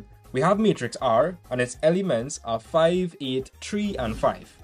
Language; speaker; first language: English; native; English